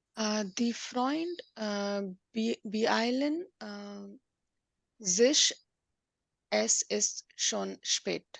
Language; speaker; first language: German; non-native, learner; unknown